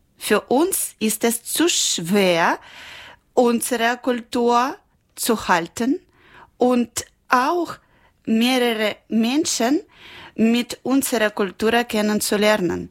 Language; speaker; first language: German; non-native, learner; Ukrainian